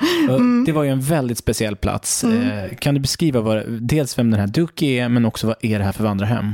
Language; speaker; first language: Swedish; native; Swedish